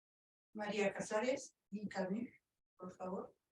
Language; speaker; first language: Spanish; non-native, fluent; French